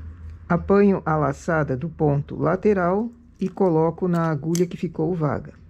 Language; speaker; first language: Portuguese; native; Portuguese